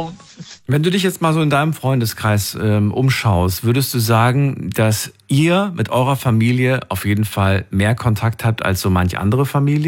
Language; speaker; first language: German; native; German